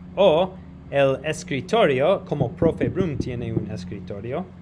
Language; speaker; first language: Spanish; non-native, fluent; English